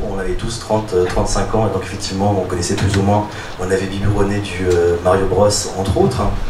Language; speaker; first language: French; native; French